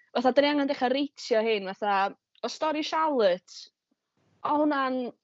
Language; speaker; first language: Welsh; native; Welsh